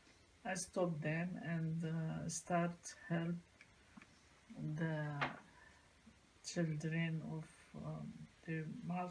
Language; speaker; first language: English; non-native, learner; Arabic